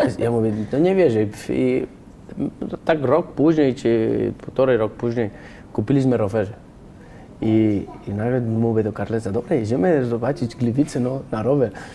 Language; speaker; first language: Polish; non-native, fluent; Spanish